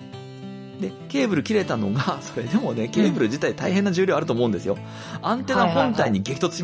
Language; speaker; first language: Japanese; native; Japanese